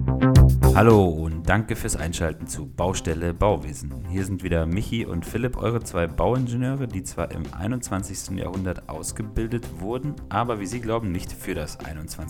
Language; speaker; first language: German; native; German